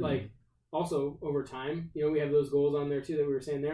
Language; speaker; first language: English; native; English